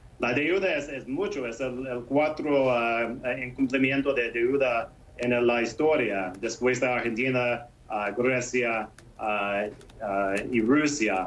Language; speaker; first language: Spanish; non-native, fluent; English